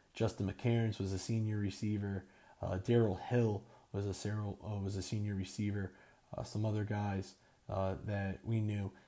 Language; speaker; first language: English; native; English